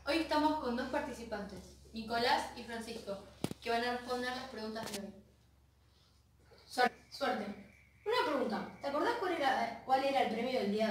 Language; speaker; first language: Spanish; native; Spanish